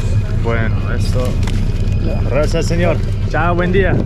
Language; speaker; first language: Spanish; non-native, learner; French